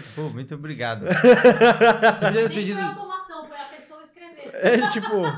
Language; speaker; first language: Portuguese; native; Portuguese